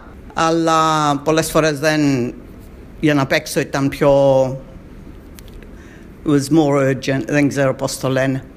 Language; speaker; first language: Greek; early bilingual, heritage; Greek